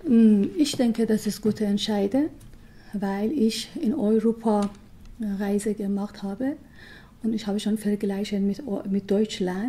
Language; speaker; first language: German; non-native, learner; Persian